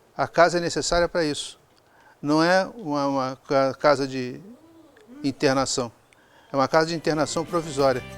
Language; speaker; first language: Portuguese; native; Portuguese